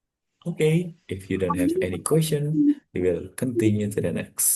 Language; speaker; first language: English; non-native, fluent; Indonesian